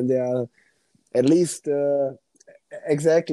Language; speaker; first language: English; non-native, fluent; German